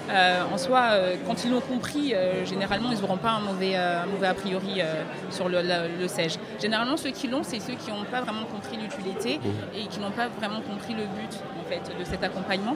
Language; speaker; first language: French; native; French